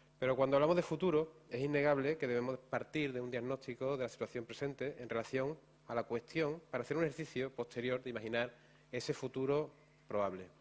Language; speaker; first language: Spanish; native; Spanish